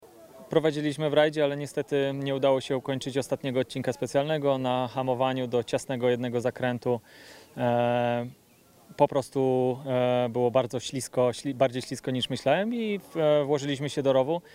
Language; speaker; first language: Polish; native; Polish